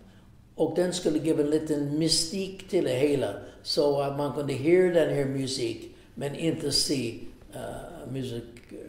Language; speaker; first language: Swedish; non-native, fluent; English